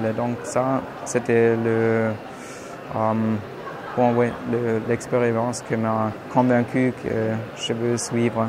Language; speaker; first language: French; non-native, fluent; German